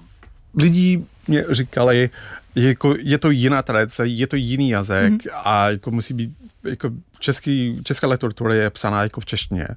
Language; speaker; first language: Czech; non-native, fluent; English